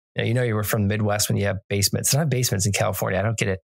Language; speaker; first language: English; native; English